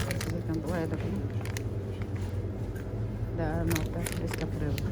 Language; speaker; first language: Swedish; non-native, learner; Filipino